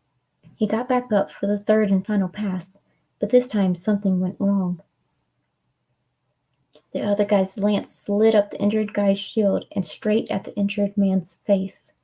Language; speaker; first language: English; native; English